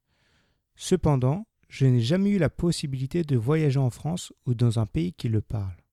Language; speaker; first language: French; non-native, learner; English